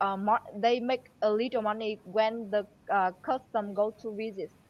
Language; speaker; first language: English; non-native, learner; Vietnamese